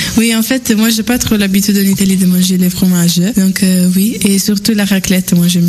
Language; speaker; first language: French; non-native, fluent; Italian